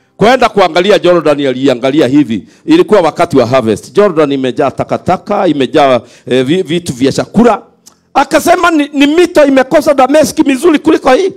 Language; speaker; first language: Swahili; non-native, local second language; Kikuyu